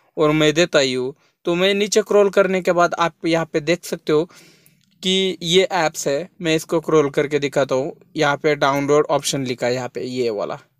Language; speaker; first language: Hindi; non-native, local second language; Marathi